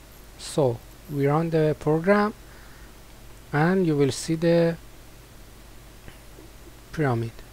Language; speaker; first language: English; non-native, fluent; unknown